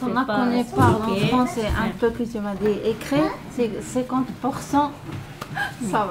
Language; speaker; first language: French; non-native, learner; Arabic